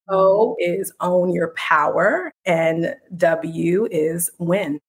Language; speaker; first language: English; native; English